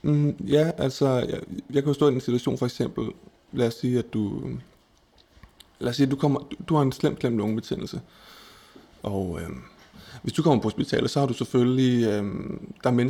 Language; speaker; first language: Danish; native; Danish